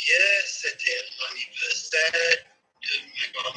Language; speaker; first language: French; non-native, learner; English